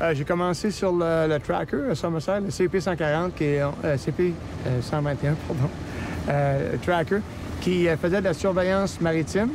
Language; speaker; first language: French; native; French